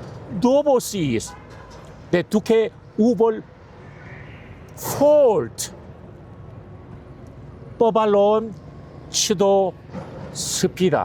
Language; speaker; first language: Albanian; non-native, learner; Korean